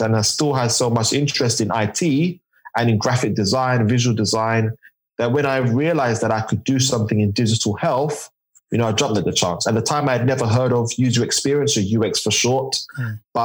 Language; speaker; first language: English; native; English